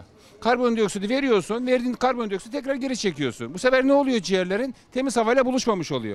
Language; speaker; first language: Turkish; native; Turkish